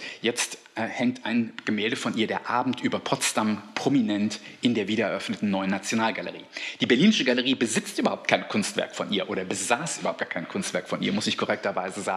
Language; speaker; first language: German; native; German